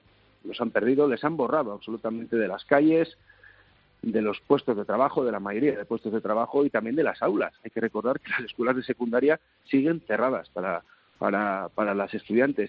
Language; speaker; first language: Spanish; native; Spanish